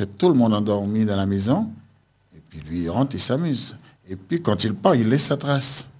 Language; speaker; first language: French; native; French